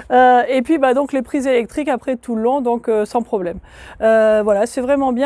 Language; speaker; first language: French; native; French